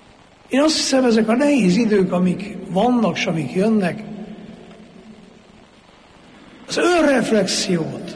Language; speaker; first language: Hungarian; native; Hungarian